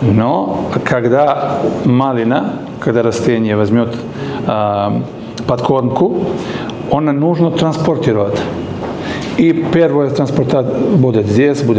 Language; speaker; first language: Russian; non-native, learner; Serbian